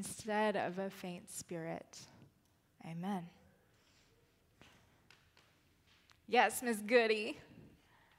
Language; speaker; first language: English; native; English